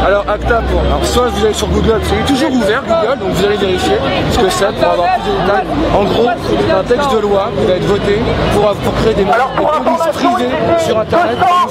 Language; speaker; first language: French; native; French